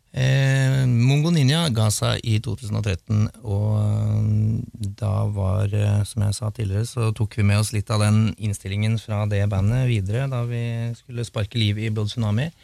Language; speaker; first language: Norwegian; native; Norwegian